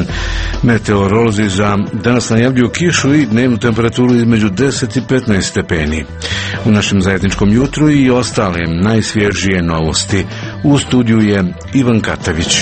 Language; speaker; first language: Croatian; native; Croatian